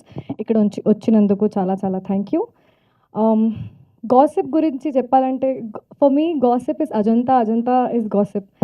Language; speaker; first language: Telugu; non-native, fluent; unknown